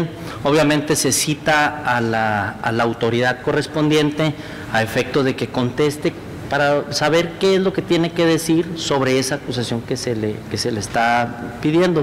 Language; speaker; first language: Spanish; native; Spanish